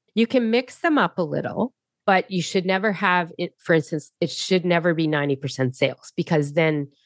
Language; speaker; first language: English; native; English